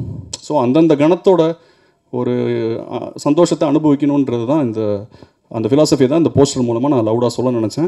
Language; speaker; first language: Tamil; native; Tamil